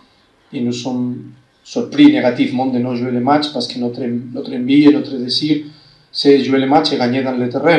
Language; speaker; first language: French; non-native, fluent; Spanish